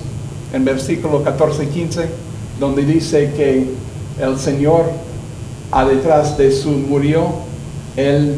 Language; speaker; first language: Spanish; non-native, learner; English